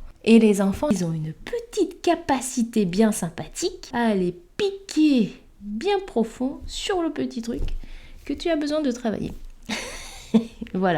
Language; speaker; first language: French; native; French